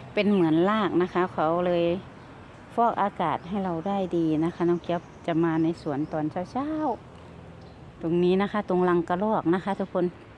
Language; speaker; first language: Thai; native; Thai